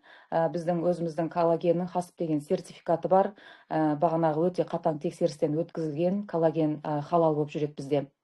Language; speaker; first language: Kazakh; native; Kazakh